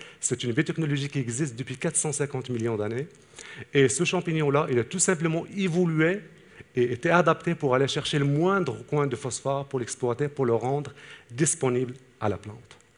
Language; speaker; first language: French; non-native, local second language; Arabic